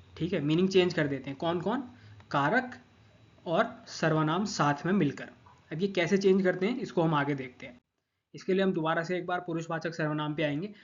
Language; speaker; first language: Hindi; non-native, local second language; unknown